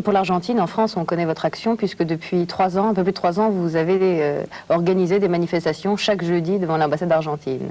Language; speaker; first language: French; native; French